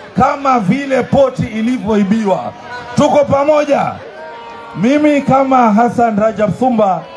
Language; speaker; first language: Swahili; native; Swahili